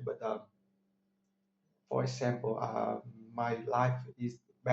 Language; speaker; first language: English; non-native, learner; Vietnamese